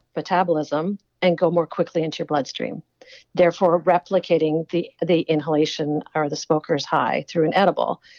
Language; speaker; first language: English; native; English